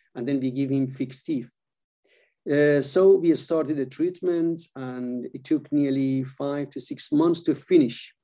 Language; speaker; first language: English; non-native, fluent; Persian